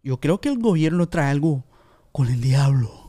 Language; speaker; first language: Spanish; early bilingual, other home language; English